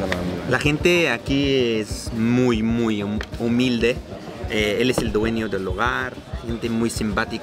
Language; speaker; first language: Spanish; non-native, fluent; Arabic